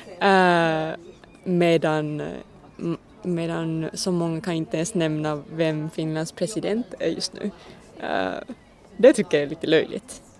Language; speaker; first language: Swedish; non-native, local second language; Finnish